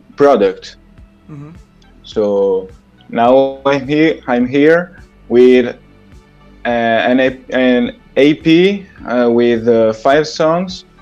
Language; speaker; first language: English; non-native, learner; Italian